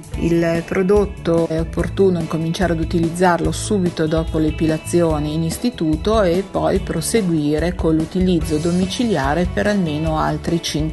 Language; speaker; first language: Italian; native; Italian